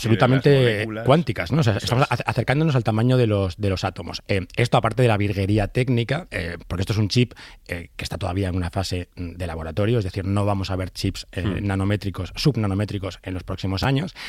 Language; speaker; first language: Spanish; native; Spanish